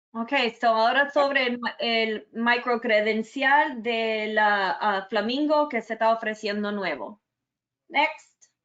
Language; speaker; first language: Spanish; early bilingual, other home language; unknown